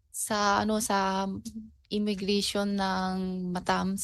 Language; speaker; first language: Filipino; non-native, learner; Chinese